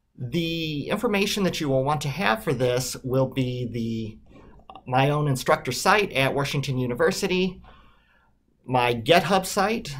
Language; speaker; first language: English; native; English